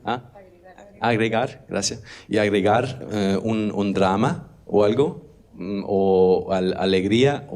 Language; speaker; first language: Spanish; non-native, learner; Danish